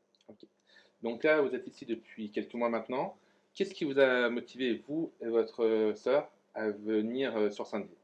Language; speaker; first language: French; native; French